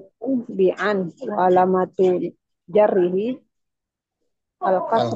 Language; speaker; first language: Arabic; non-native, learner; Indonesian